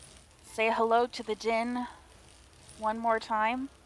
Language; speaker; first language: English; native; English